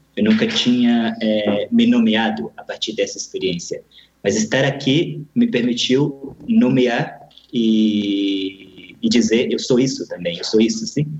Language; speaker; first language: Portuguese; native; Portuguese